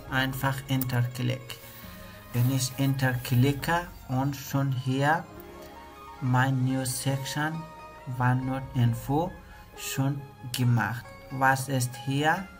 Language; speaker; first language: German; non-native, learner; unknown